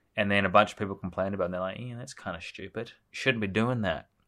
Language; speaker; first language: English; native; English